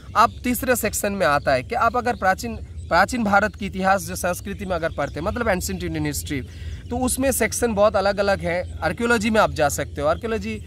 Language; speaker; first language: Hindi; non-native, local second language; Bangla